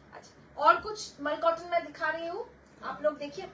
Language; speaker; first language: Hindi; non-native, local second language; Bangla